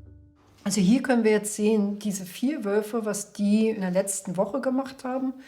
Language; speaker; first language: German; native; German